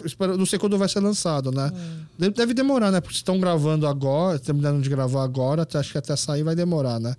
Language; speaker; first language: Portuguese; early bilingual, other home language; Korean